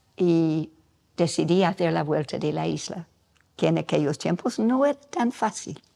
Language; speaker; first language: Spanish; non-native, fluent; English